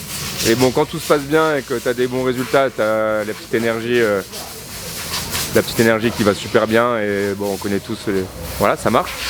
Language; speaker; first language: French; native; French